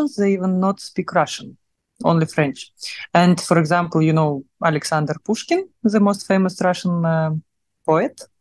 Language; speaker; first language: English; non-native, learner; Russian